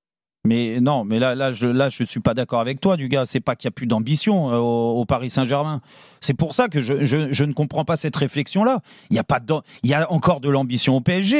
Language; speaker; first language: French; native; French